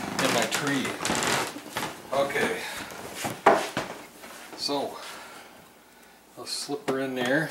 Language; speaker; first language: English; native; English